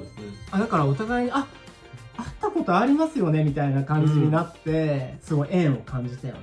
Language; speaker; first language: Japanese; native; Japanese